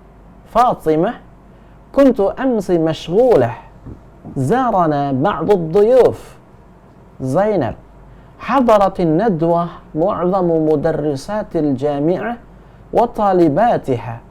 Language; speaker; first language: Arabic; non-native, fluent; Indonesian